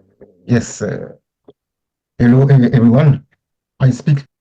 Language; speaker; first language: English; non-native, learner; French